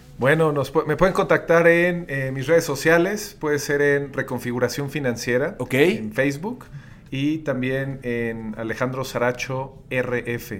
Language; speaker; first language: Spanish; native; Spanish